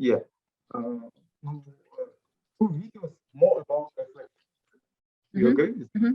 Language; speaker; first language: English; non-native, learner; Russian